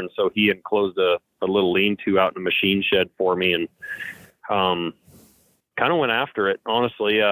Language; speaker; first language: English; native; English